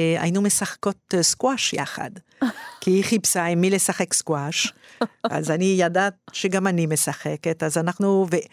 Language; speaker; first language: Hebrew; non-native, fluent; French